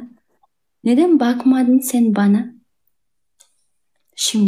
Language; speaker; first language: Turkish; non-native, learner; Kazakh